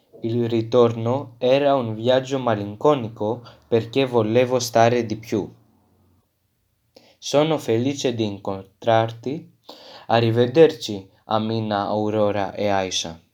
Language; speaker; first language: Italian; non-native, learner; French